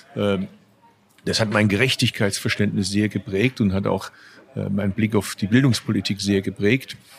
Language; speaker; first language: German; early bilingual, other home language; Turkish